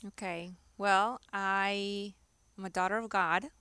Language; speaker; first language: English; early bilingual, other home language; Spanish